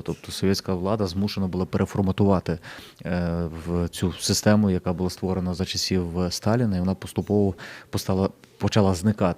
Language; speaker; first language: Ukrainian; native; Ukrainian